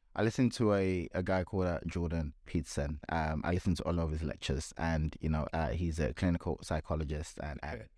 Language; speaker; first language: English; non-native, local second language; Yoruba